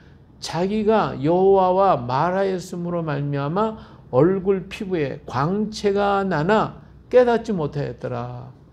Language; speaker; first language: Korean; native; Korean